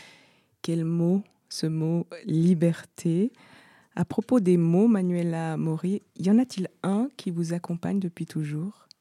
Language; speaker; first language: French; native; French